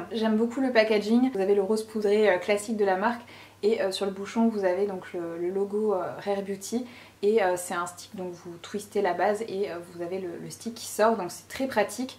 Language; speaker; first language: French; native; French